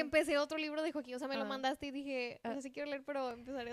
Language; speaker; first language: Spanish; native; Spanish